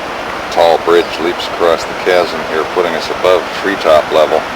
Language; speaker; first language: English; native; English